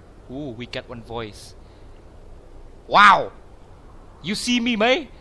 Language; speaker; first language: English; non-native, learner; Vietnamese